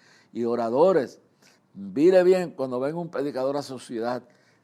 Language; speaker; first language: Spanish; native; Spanish